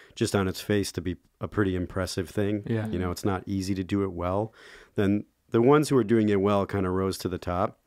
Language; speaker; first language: English; native; English